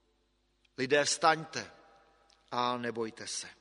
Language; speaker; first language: Czech; native; Czech